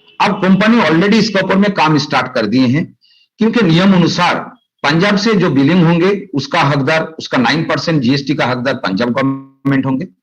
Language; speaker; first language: Hindi; non-native, local second language; Bangla